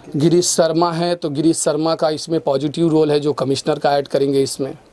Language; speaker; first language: Hindi; native; Hindi